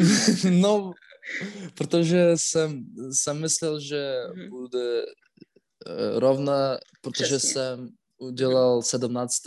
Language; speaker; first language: Czech; non-native, learner; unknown